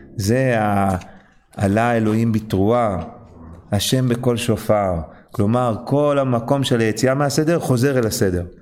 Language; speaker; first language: Hebrew; non-native, fluent; English